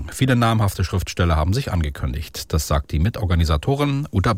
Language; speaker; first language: German; native; German